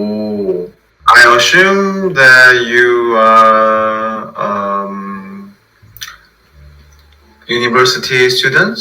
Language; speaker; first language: English; non-native, fluent; Korean